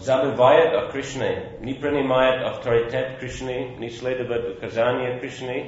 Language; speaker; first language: Russian; non-native, fluent; English